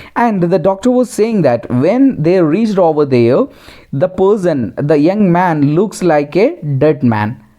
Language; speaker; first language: English; non-native, local second language; Malayalam